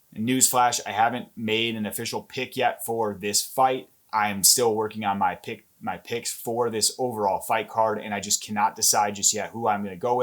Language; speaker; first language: English; native; English